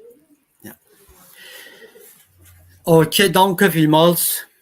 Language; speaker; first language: German; non-native, fluent; Kurdish